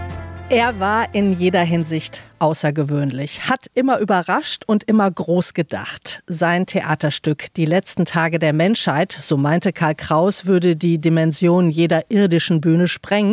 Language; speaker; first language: German; native; German